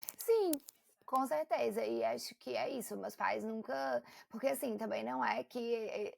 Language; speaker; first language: Portuguese; native; Portuguese